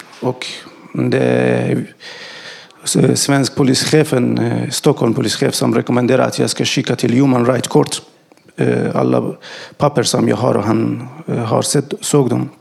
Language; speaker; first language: Swedish; non-native, learner; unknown